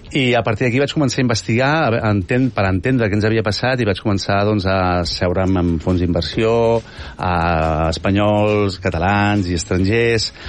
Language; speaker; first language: Catalan; native; Catalan